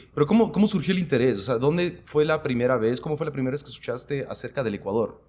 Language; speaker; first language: Spanish; native; Spanish